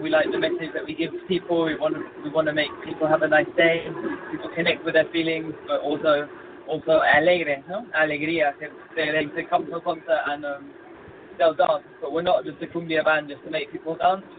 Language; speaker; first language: English; native; English